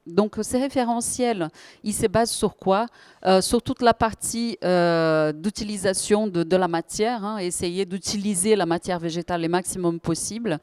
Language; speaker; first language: French; native; French